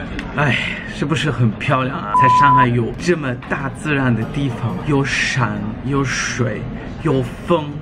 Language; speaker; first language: Chinese; non-native, fluent; German